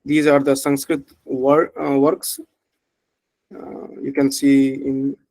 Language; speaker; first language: English; non-native, local second language; Hindi